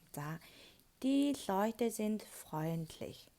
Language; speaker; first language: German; non-native, fluent; Mongolian